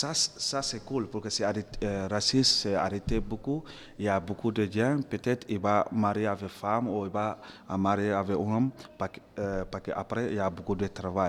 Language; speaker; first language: French; non-native, learner; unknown